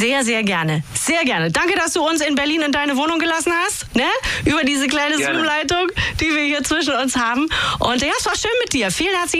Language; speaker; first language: German; native; German